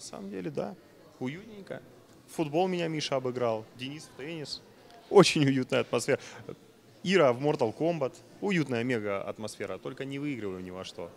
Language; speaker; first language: Russian; native; Russian